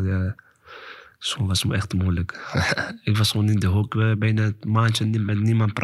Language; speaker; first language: Dutch; non-native, learner; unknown